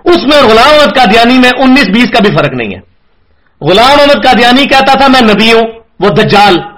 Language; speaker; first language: Urdu; non-native, local second language; Punjabi